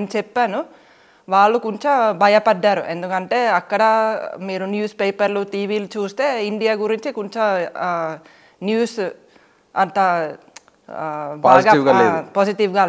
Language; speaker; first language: Telugu; non-native, fluent; Finnish